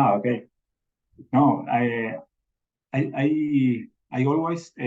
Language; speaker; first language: English; non-native, learner; Spanish